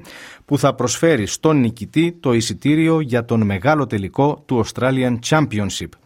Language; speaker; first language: Greek; native; Greek